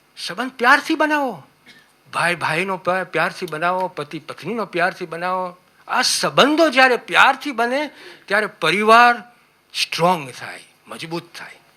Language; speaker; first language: Gujarati; early bilingual, heritage; Gujarati